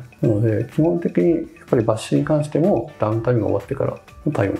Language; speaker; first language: Japanese; native; Japanese